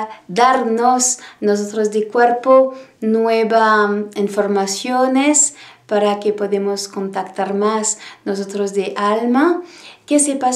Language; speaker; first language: Spanish; non-native, learner; French